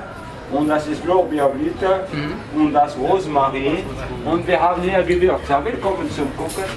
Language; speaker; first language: German; non-native, local second language; Arabic